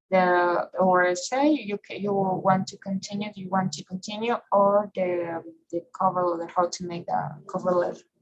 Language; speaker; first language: English; non-native, fluent; Spanish